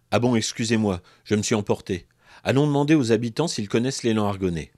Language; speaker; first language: French; native; French